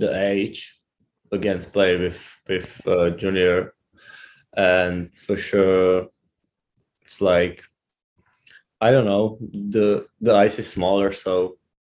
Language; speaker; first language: English; non-native, fluent; Czech